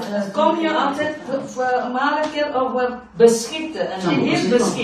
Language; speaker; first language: Dutch; non-native, learner; Indonesian